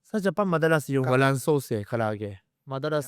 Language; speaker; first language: Filipino; non-native, learner; Japanese